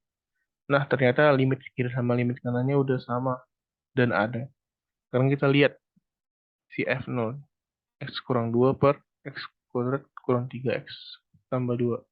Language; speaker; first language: Indonesian; native; Indonesian